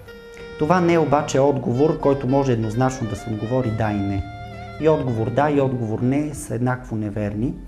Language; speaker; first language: Bulgarian; native; Bulgarian